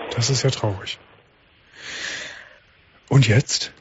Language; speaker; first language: German; native; German